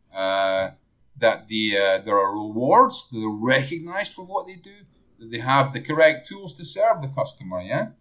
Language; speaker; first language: English; native; English